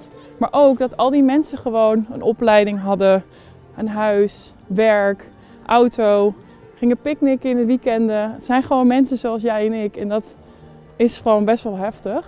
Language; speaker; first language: Dutch; native; Dutch